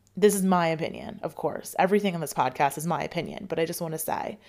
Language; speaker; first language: English; native; English